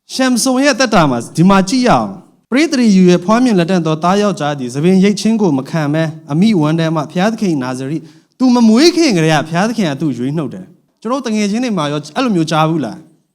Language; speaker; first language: Burmese; non-native, local second language; Hakha Chin